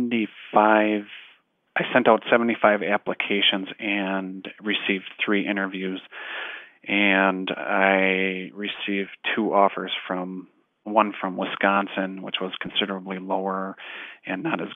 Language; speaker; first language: English; native; English